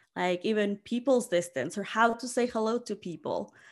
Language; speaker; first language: English; non-native, fluent; Spanish